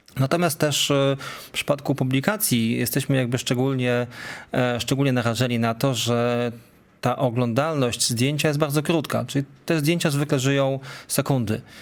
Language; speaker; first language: Polish; native; Polish